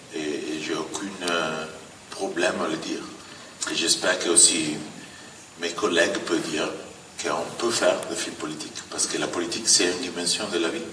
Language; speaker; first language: French; non-native, fluent; Italian